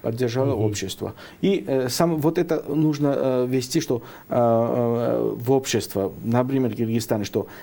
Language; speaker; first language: Russian; non-native, fluent; Georgian